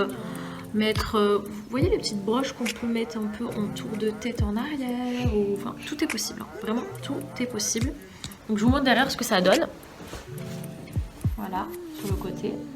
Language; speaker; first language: French; native; French